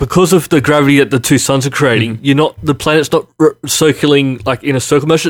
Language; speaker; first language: English; native; English